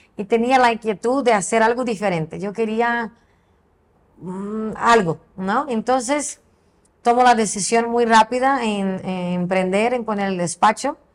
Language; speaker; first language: Spanish; non-native, fluent; Portuguese